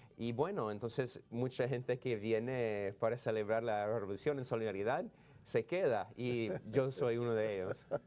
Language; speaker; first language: Spanish; non-native, fluent; English